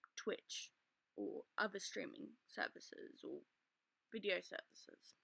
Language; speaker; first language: English; native; English